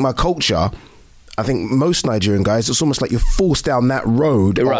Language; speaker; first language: English; native; English